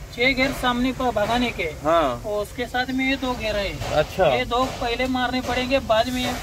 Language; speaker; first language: Hindi; non-native, local second language; Marathi